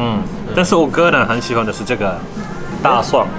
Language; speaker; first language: Chinese; non-native, fluent; Japanese